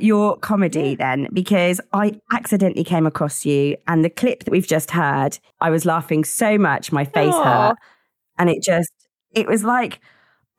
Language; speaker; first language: English; native; English